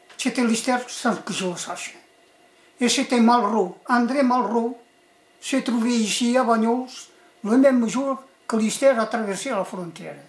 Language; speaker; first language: French; early bilingual, other home language; Catalan